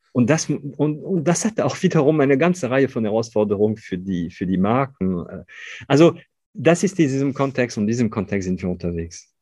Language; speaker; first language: German; non-native, fluent; French